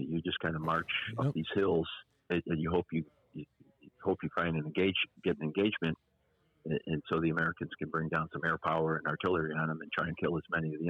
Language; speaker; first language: English; native; English